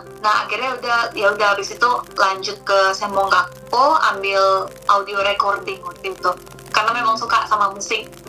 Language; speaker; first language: Indonesian; native; Indonesian